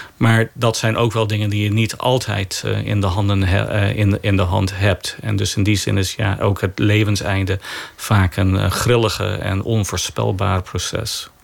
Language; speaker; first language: Dutch; non-native, fluent; English